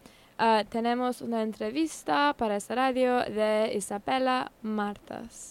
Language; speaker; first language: Spanish; non-native, learner; English